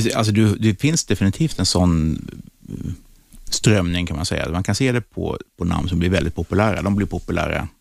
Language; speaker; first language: Swedish; native; Swedish